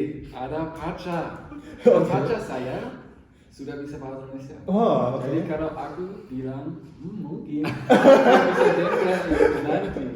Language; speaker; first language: Indonesian; non-native, learner; German